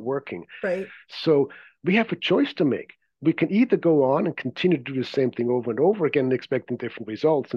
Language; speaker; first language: English; non-native, fluent; Swiss German